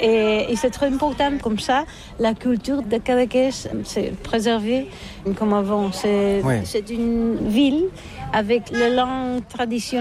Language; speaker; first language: French; non-native, learner; Catalan